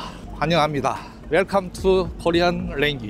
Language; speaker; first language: Korean; native; Korean